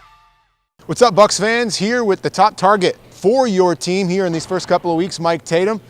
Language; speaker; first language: English; native; English